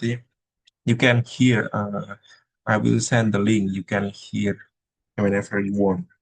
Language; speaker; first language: English; non-native, learner; Indonesian